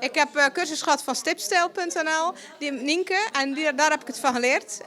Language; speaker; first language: Dutch; native; Dutch